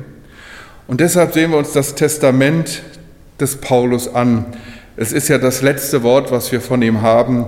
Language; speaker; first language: German; native; German